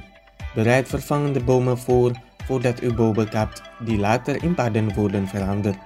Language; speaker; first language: Dutch; non-native, fluent; Indonesian